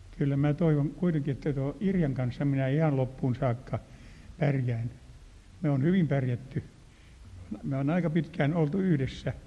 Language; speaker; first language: Finnish; native; Finnish